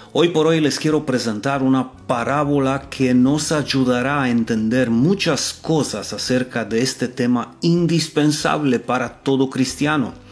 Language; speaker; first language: Spanish; non-native, fluent; Romanian